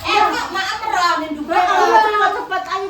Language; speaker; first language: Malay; non-native, local second language; Javanese